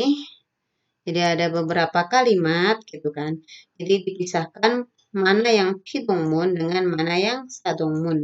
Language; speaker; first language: Indonesian; native; Indonesian